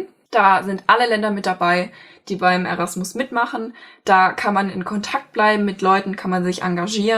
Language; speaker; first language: German; native; German